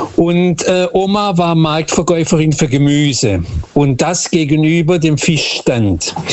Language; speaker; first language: German; early bilingual, other home language; Portuguese